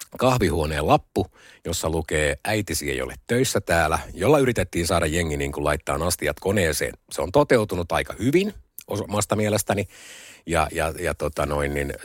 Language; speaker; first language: Finnish; native; Finnish